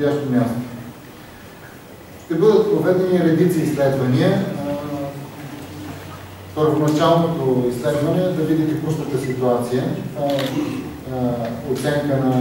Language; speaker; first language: Bulgarian; native; Bulgarian